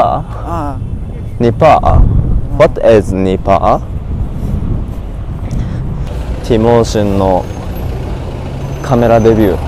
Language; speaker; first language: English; non-native, learner; Japanese